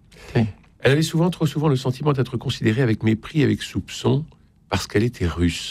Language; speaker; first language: French; native; French